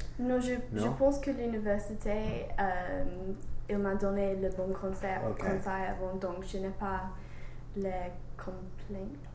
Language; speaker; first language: French; non-native, learner; English